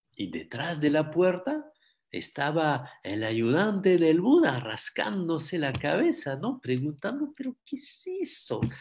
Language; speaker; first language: Spanish; non-native, fluent; French